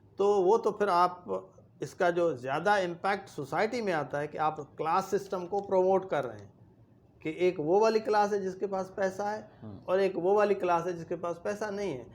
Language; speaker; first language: Urdu; non-native, local second language; Sindhi